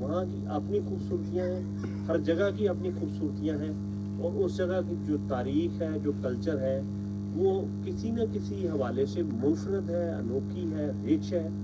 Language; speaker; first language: Urdu; non-native, local second language; Punjabi